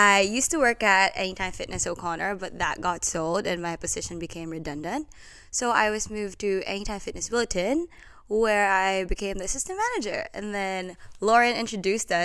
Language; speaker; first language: English; non-native, local second language; Filipino